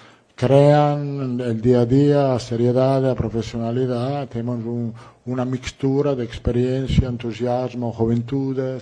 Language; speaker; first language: Portuguese; non-native, learner; Italian